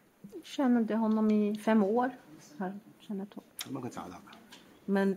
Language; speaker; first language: Swedish; non-native, fluent; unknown